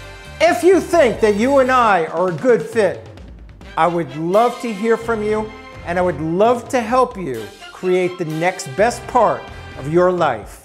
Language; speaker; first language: English; native; English